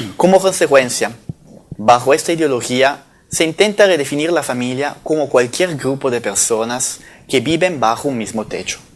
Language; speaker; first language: Spanish; non-native, fluent; Italian